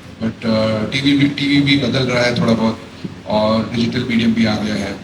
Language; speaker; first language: Hindi; native; Hindi